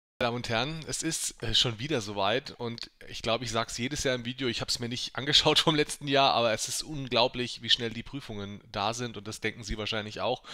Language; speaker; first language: German; native; German